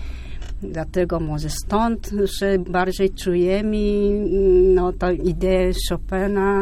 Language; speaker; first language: Polish; non-native, fluent; Japanese